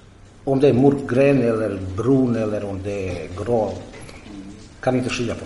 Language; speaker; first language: Swedish; non-native, fluent; Croatian